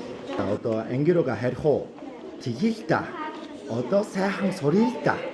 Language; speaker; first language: Mongolian; non-native, fluent; Korean